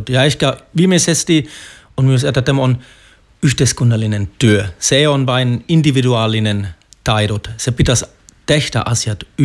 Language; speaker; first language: Finnish; non-native, fluent; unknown